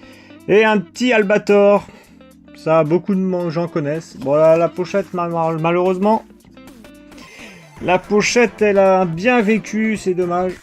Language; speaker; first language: French; native; French